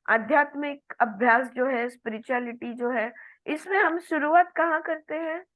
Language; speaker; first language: Hindi; non-native, local second language; Marathi